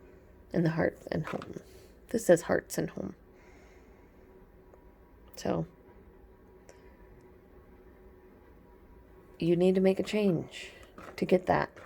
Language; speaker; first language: English; native; English